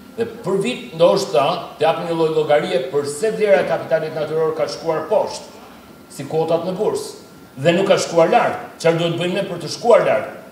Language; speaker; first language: Albanian; native; Albanian